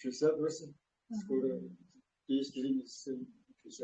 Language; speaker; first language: Russian; non-native, local second language; Yakut